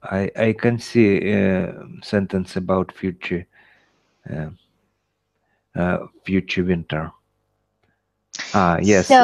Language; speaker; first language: English; non-native, learner; Russian